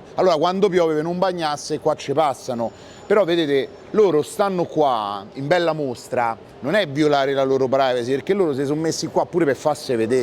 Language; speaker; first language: Italian; native; Italian